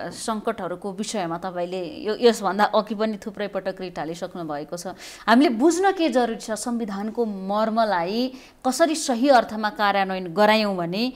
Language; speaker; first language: Nepali; native; Nepali